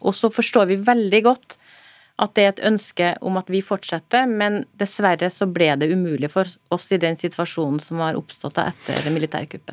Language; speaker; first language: Norwegian; native; Norwegian